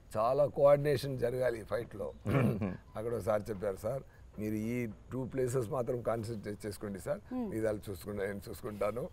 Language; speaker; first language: Telugu; non-native, learner; Tamil